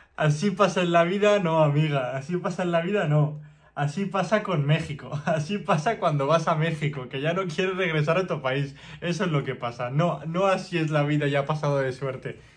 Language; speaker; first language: Spanish; native; Spanish